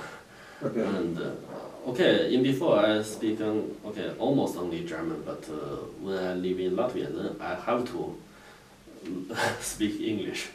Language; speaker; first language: English; non-native, learner; Chinese